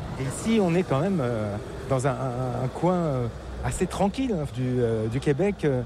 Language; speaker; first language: French; native; French